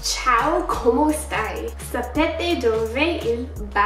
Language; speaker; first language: Italian; non-native, learner; English